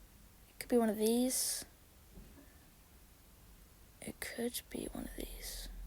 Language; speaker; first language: English; native; English